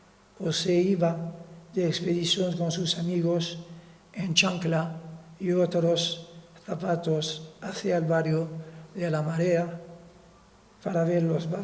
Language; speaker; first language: Spanish; non-native, fluent; Arabic